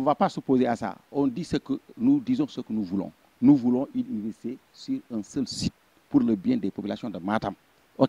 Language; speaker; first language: French; non-native, local second language; Fula